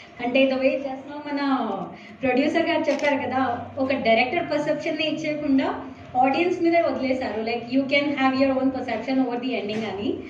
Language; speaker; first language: English; non-native, local second language; Telugu